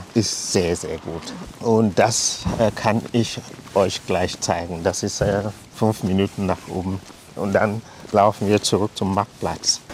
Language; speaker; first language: German; non-native, fluent; English